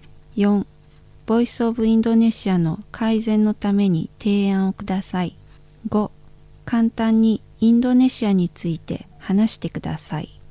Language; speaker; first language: Japanese; non-native, fluent; Indonesian